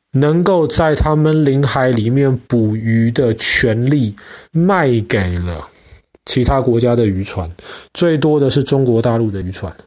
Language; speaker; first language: Chinese; native; Chinese